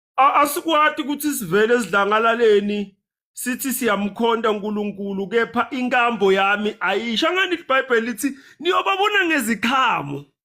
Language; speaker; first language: Zulu; non-native, local second language; Swati